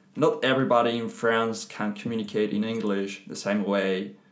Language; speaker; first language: English; non-native, fluent; Spanish